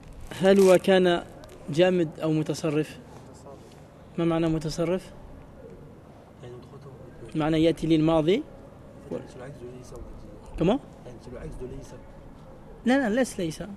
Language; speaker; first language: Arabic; non-native, fluent; French